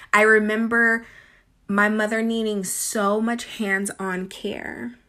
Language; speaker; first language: English; native; English